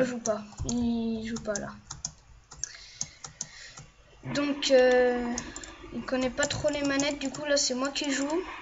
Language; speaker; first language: French; native; French